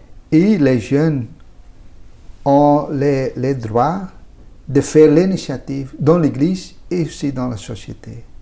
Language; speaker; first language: French; non-native, local second language; Dutch